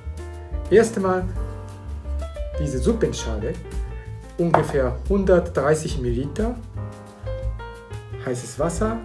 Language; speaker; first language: German; non-native, fluent; Japanese